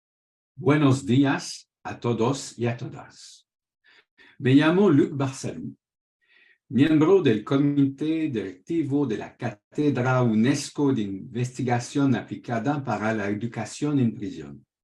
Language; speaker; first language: Spanish; non-native, fluent; French